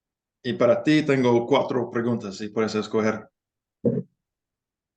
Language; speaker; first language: Spanish; non-native, fluent; English